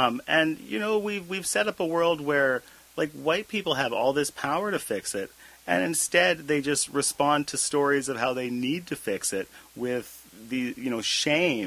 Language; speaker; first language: English; native; English